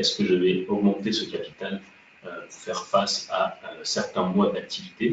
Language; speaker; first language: French; native; French